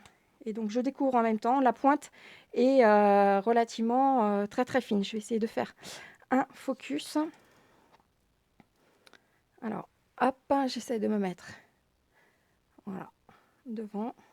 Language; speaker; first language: French; native; French